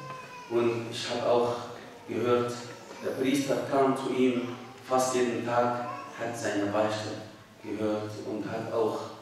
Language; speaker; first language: German; non-native, fluent; Arabic